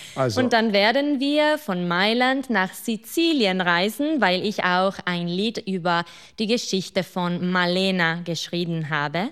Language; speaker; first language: German; non-native, local second language; Italian